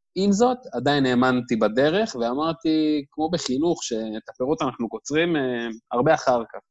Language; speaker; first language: Hebrew; native; Hebrew